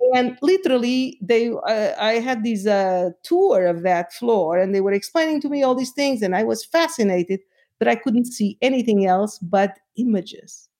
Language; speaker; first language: English; non-native, fluent; Portuguese